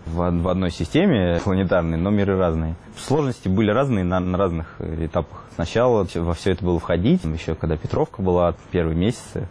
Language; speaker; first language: Russian; native; Russian